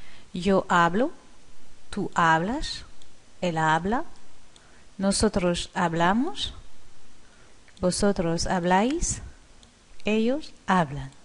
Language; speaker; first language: Spanish; non-native, fluent; French